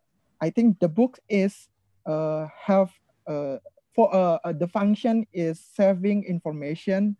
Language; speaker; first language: English; non-native, learner; Indonesian